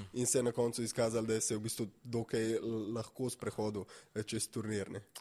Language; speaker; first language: Slovenian; native; Slovenian